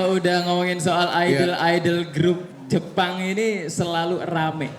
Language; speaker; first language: Indonesian; native; Indonesian